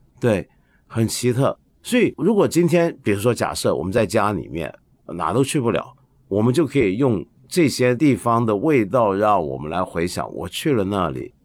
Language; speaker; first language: Chinese; non-native, local second language; Cantonese